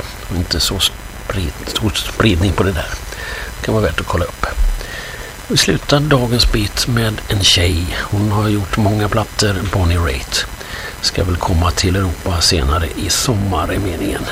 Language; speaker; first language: Swedish; native; Swedish